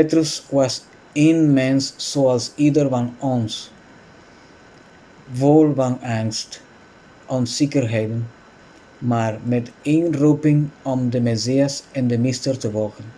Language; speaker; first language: Dutch; non-native, fluent; Spanish